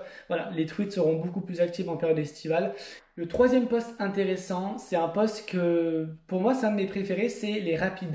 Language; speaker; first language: French; native; French